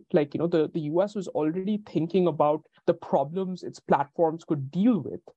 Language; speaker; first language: English; non-native, local second language; Bangla